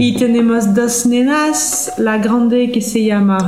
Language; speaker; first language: Spanish; non-native, learner; French